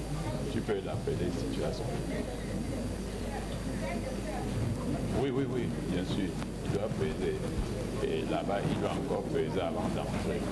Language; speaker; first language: French; non-native, local second language; Ghomala